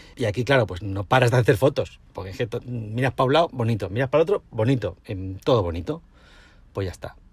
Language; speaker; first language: Spanish; native; Spanish